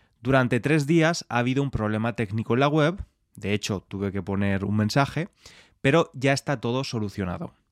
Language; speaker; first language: Spanish; native; Spanish